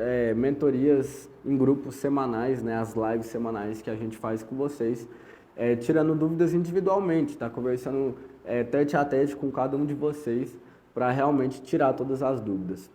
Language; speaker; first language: Portuguese; native; Portuguese